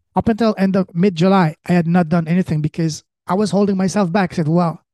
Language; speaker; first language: English; early bilingual, other home language; French